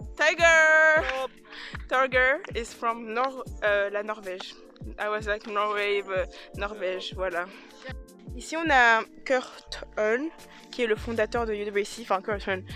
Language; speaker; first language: French; native; French